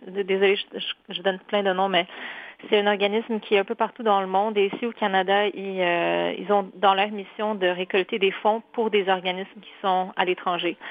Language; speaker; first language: French; early bilingual, other home language; Polish